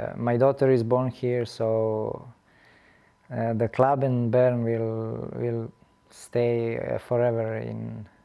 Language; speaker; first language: English; non-native, fluent; Serbian